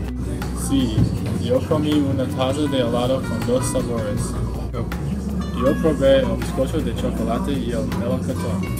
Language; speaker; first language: Spanish; non-native, learner; English